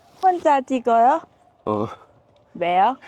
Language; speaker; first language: Korean; non-native, learner; Thai